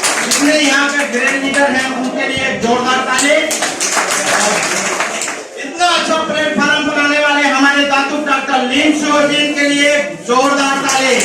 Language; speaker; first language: Hindi; non-native, fluent; Bangla